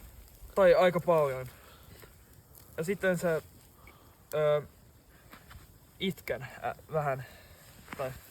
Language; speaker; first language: Finnish; non-native, local second language; Swedish